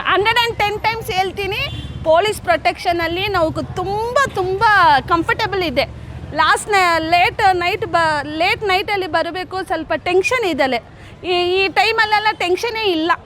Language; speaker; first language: Kannada; non-native, local second language; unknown